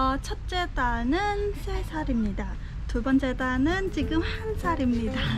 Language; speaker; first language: Korean; non-native, learner; Khmer